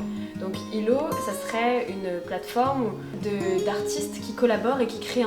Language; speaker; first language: French; native; French